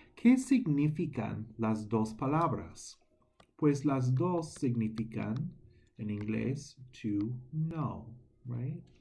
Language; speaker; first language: Spanish; non-native, fluent; English